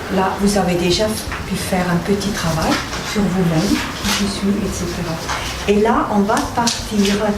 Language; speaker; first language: French; native; French